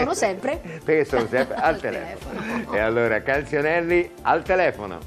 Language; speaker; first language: Italian; native; Italian